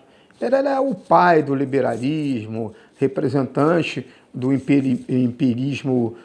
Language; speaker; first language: Portuguese; native; Portuguese